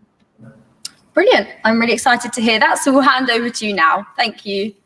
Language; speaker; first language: English; native; English